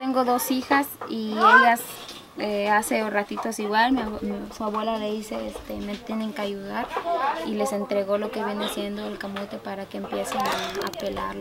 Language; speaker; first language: Spanish; native; Spanish